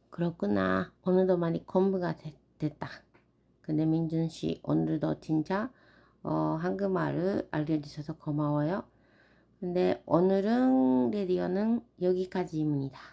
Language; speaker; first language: Korean; non-native, learner; Japanese